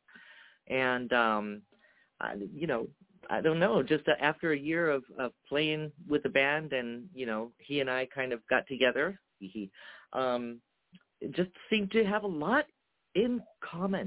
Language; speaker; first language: English; early bilingual, other home language; Japanese